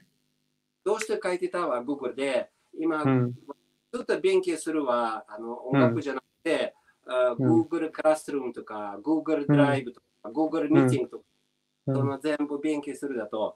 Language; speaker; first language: Japanese; non-native, learner; Russian